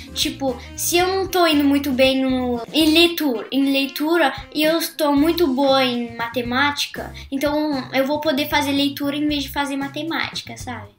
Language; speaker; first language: Portuguese; early bilingual, heritage; Portuguese